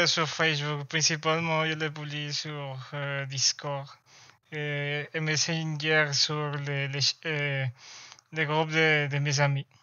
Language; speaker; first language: French; non-native, learner; Spanish